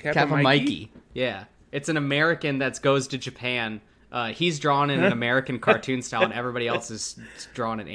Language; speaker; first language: English; native; English